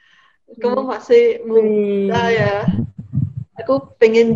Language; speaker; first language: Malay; non-native, local second language; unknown